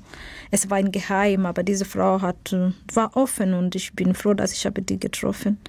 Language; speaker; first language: German; non-native, fluent; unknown